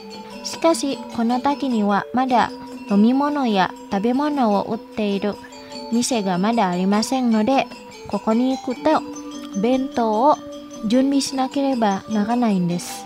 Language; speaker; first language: Japanese; non-native, fluent; Indonesian